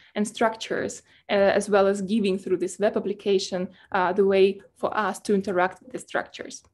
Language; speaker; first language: English; non-native, fluent; Russian